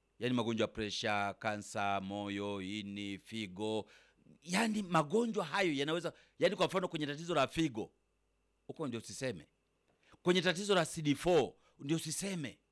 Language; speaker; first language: Swahili; native; Swahili